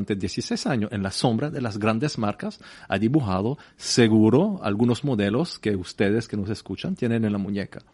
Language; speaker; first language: Spanish; non-native, fluent; French